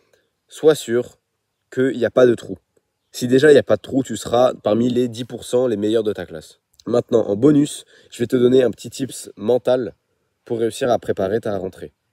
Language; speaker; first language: French; native; French